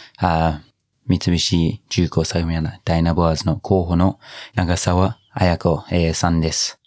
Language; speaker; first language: Japanese; non-native, fluent; English